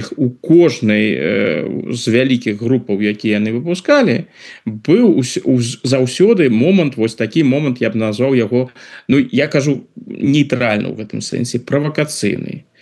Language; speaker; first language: Belarusian; non-native, local second language; Russian